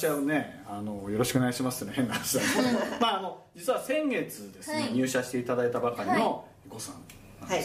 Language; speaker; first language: Japanese; native; Japanese